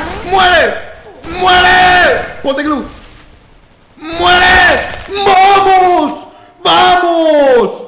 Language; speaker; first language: Spanish; native; Spanish